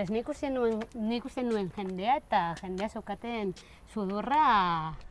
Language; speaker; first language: Basque; early bilingual, other home language; Spanish